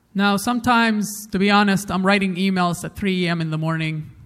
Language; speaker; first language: English; non-native, fluent; Arabic